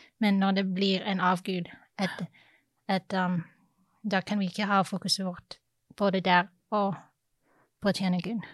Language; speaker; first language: Norwegian; non-native, fluent; English